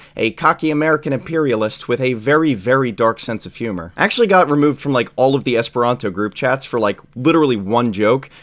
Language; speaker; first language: English; native; English